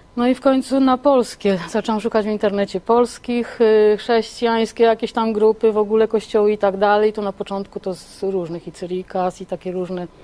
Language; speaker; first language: Polish; native; Polish